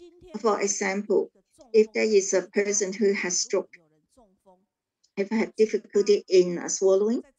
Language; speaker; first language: English; non-native, learner; Chinese